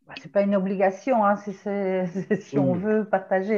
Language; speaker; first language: French; native; French